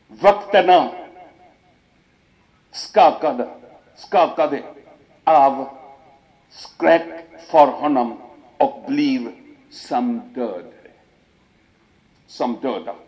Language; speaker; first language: Swedish; non-native, fluent; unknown